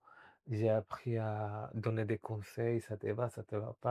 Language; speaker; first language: French; non-native, fluent; Spanish